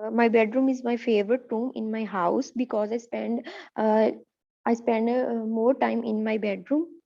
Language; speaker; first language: English; non-native, learner; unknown